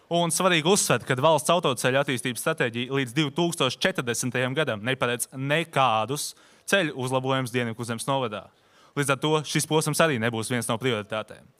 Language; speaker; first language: Latvian; native; Latvian